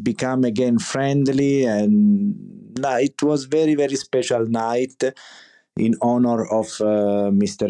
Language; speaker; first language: English; non-native, learner; Italian